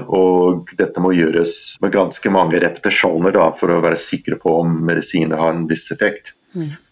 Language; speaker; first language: Norwegian; non-native, fluent; English